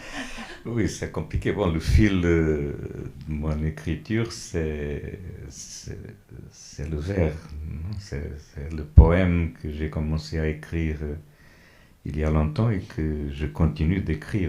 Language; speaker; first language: French; non-native, fluent; Portuguese